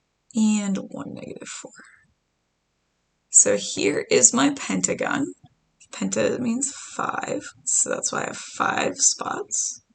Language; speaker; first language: English; native; English